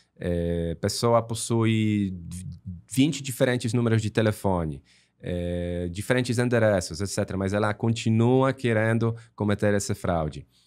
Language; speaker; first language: Portuguese; non-native, fluent; Polish